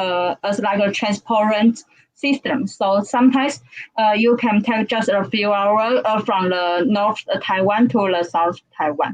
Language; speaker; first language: English; non-native, learner; Chinese